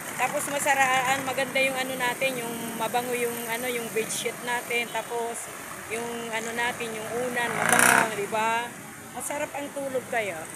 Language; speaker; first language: Filipino; non-native, local second language; Iloko